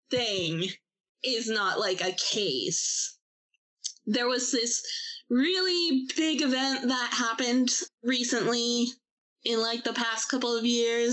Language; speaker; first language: English; native; English